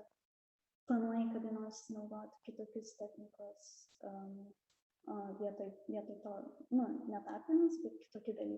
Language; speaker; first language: Lithuanian; early bilingual, heritage; Russian